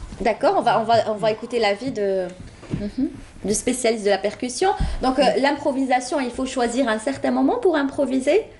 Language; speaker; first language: French; native; French